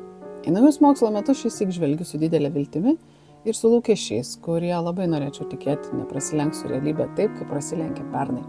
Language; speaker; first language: Lithuanian; native; Lithuanian